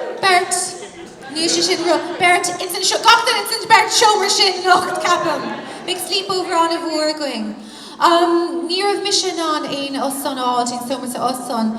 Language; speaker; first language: Irish; non-native, local second language; English